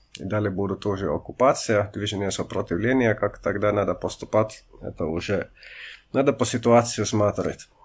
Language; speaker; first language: Russian; non-native, fluent; Finnish